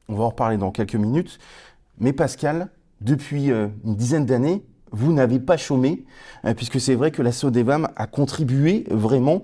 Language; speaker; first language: French; native; French